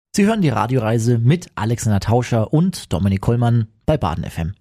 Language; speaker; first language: German; native; German